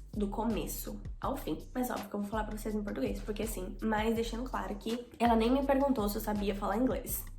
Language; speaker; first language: Portuguese; native; Portuguese